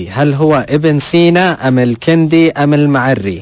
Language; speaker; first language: Arabic; native; Arabic